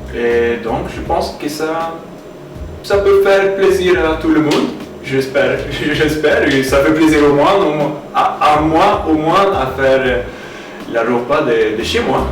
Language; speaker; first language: French; non-native, fluent; Swedish